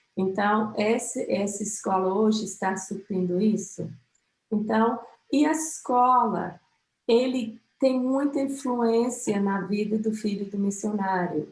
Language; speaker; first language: Portuguese; non-native, fluent; English